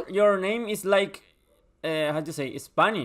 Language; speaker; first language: English; non-native, learner; Spanish